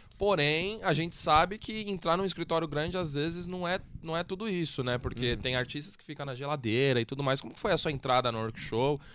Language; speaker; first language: Portuguese; native; Portuguese